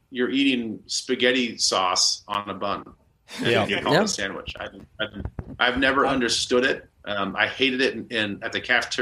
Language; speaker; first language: English; native; English